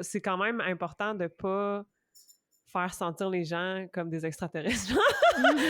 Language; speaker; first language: French; native; French